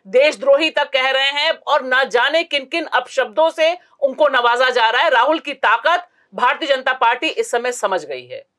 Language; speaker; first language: Hindi; native; Hindi